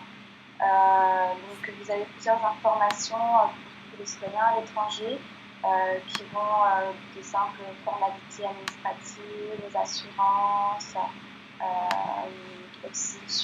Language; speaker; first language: French; native; French